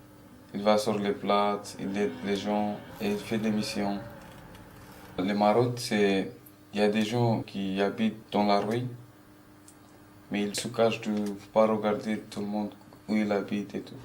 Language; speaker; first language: French; early bilingual, other home language; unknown